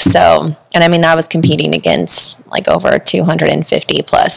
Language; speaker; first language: English; native; English